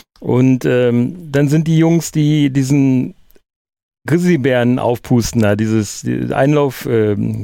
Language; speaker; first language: German; native; German